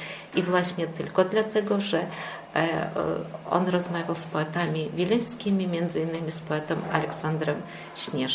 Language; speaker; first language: Polish; early bilingual, heritage; Polish